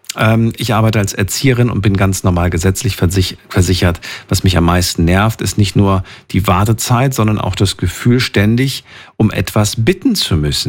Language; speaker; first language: German; native; German